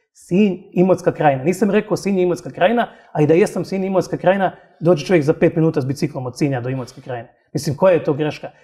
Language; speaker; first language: Serbian; native; Serbian